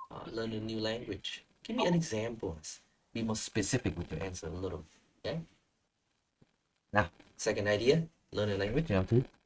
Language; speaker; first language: English; non-native, fluent; Vietnamese